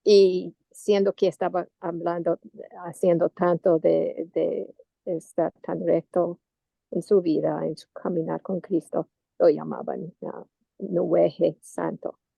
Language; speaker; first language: Spanish; non-native, learner; English